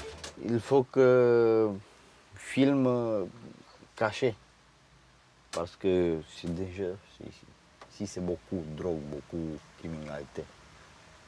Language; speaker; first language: French; non-native, learner; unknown